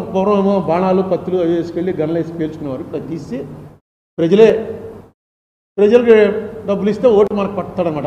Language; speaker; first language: Telugu; native; Telugu